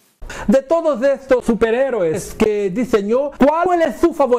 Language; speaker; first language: Spanish; non-native, fluent; Portuguese